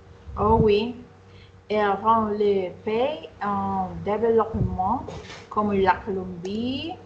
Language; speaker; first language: French; non-native, learner; Spanish